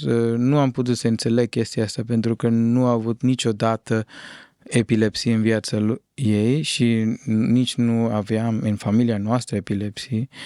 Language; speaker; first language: Romanian; non-native, fluent; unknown